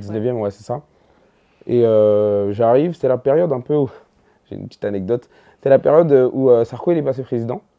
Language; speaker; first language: French; early bilingual, other home language; Dyula